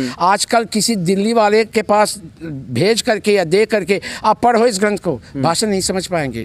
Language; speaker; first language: Hindi; early bilingual, heritage; Hindi